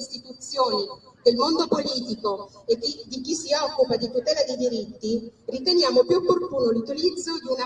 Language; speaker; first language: Italian; native; Italian